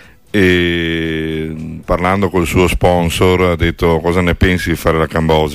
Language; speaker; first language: Italian; native; Italian